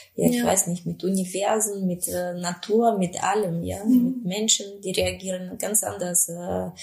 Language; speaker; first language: German; non-native, fluent; Spanish